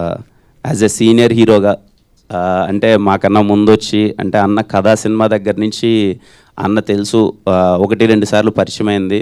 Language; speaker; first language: Telugu; native; Telugu